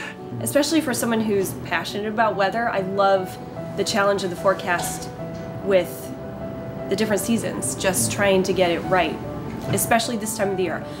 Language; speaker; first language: English; native; English